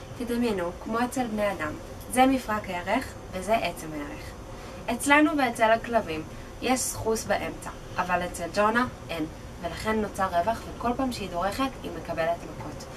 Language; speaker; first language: Hebrew; native; Hebrew